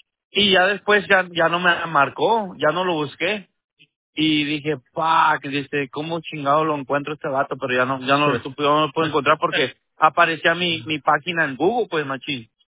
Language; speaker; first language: Spanish; native; Spanish